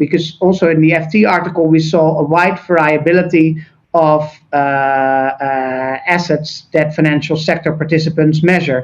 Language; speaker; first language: English; non-native, fluent; Dutch